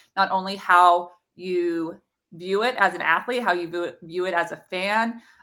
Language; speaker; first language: English; native; English